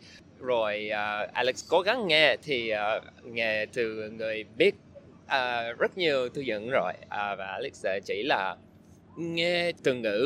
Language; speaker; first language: Vietnamese; non-native, learner; English